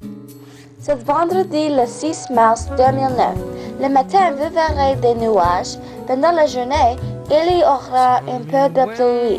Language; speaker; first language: French; non-native, learner; English